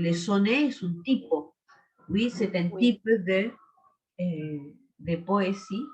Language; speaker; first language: French; non-native, fluent; Spanish